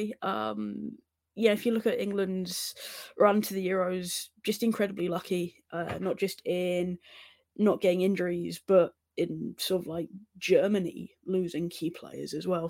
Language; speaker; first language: English; native; English